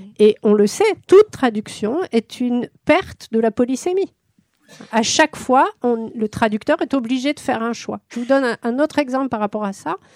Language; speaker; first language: French; native; French